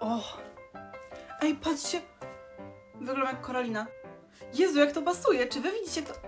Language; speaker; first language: Polish; native; Polish